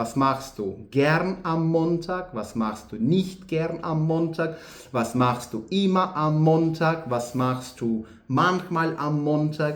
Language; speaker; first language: German; non-native, fluent; Ukrainian